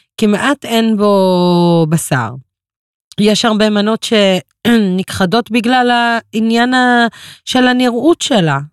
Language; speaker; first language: Hebrew; non-native, local second language; Arabic